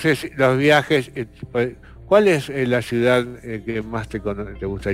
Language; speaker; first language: Spanish; native; Spanish